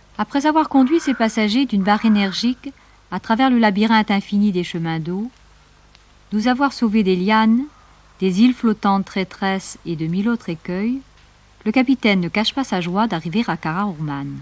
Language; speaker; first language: French; native; French